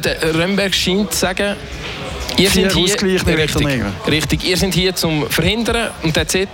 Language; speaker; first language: German; native; German